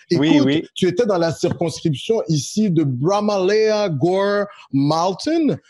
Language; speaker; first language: French; native; French